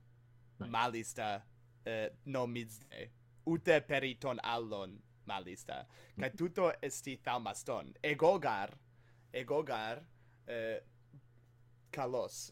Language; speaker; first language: Greek; non-native, fluent; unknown